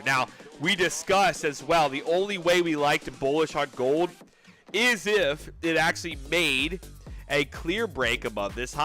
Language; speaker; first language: English; native; English